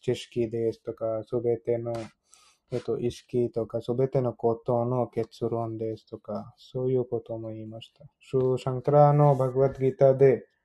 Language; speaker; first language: Japanese; non-native, learner; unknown